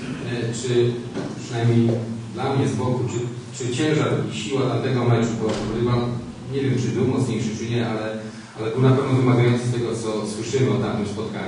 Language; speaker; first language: Polish; native; Polish